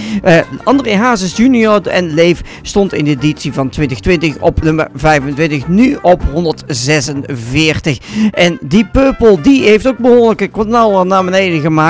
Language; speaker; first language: Dutch; native; Dutch